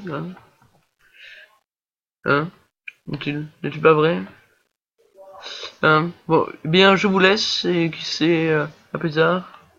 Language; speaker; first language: French; native; French